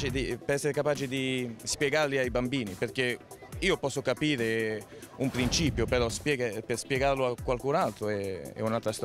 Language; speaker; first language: Italian; early bilingual, heritage; Italian